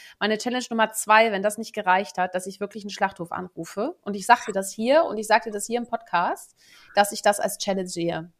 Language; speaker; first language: German; early bilingual, other home language; Dutch